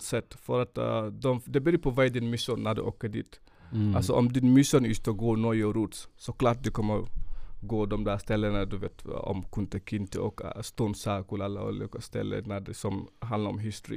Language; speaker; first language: Swedish; non-native, fluent; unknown